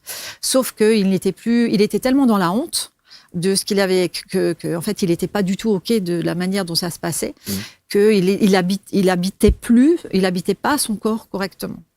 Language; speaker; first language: French; native; French